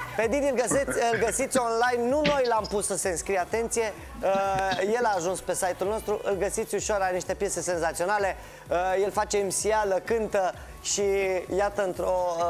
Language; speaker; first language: Romanian; native; Romanian